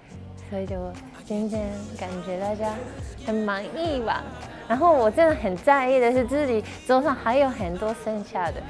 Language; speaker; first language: Chinese; non-native, fluent; Japanese